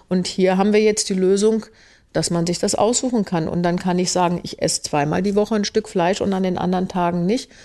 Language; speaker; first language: German; native; German